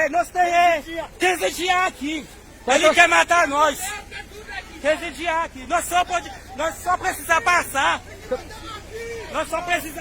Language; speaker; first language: Portuguese; non-native, learner; Haitian Creole